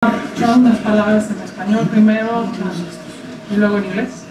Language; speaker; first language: Spanish; native; Spanish